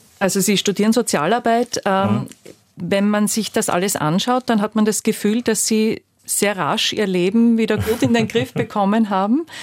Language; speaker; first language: German; native; German